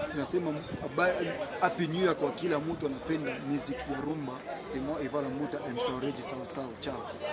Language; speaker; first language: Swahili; non-native, local second language; Lingala